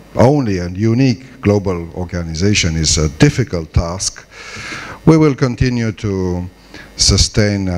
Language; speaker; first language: English; non-native, fluent; Romanian